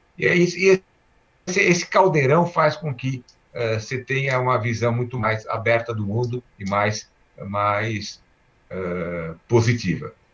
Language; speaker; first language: Portuguese; early bilingual, other home language; Armenian